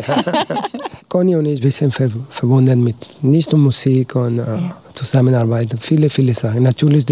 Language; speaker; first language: German; non-native, learner; Spanish